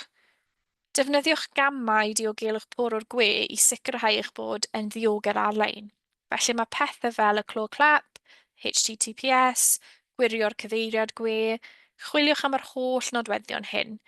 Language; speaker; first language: Welsh; native; Welsh